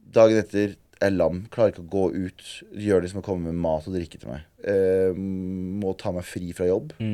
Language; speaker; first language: Norwegian; early bilingual, other home language; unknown